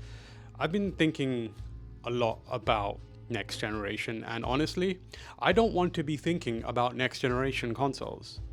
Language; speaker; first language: English; native; English